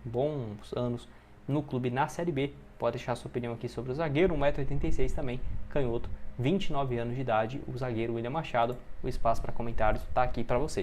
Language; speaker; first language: Portuguese; native; Portuguese